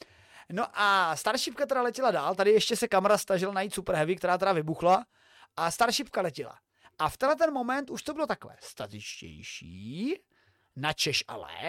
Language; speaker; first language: Czech; native; Czech